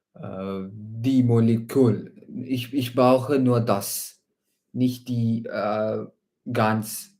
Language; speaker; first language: German; non-native, learner; Malayalam